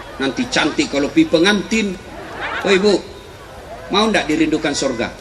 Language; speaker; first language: Indonesian; non-native, local second language; Buginese